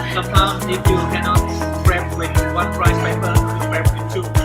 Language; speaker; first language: English; non-native, fluent; Vietnamese